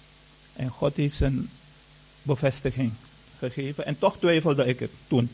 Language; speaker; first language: Dutch; non-native, fluent; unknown